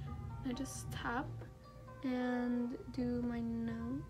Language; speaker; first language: English; native; English